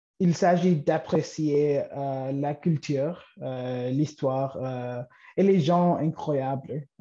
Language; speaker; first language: French; non-native, local second language; English